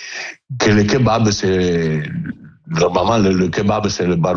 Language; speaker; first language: French; non-native, learner; Italian